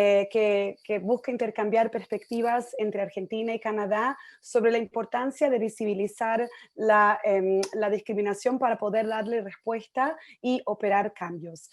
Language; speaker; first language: Spanish; native; Spanish